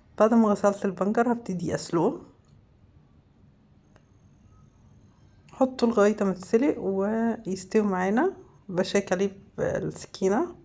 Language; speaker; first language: Arabic; native; Arabic